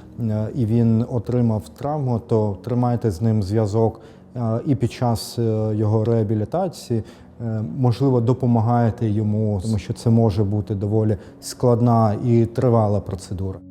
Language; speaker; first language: Ukrainian; native; Ukrainian